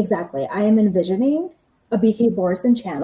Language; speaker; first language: English; native; English